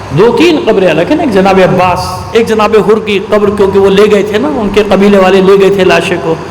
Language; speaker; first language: Urdu; native; Urdu